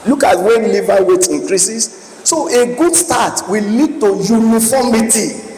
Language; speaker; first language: English; non-native, local second language; Yoruba